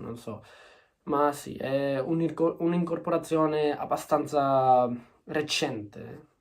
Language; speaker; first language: Italian; non-native, learner; Spanish